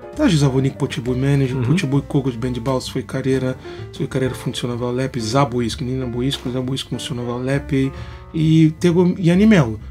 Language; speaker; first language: Polish; non-native, learner; Portuguese